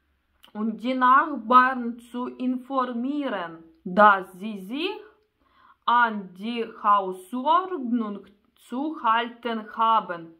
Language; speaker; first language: German; non-native, learner; Russian